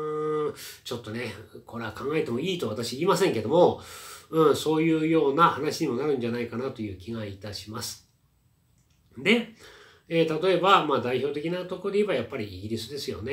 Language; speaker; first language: Japanese; native; Japanese